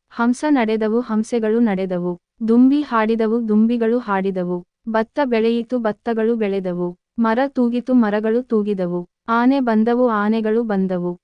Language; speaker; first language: Kannada; native; Kannada